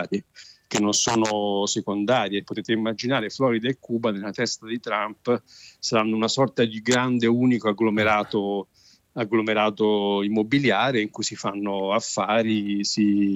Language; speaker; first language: Italian; native; Italian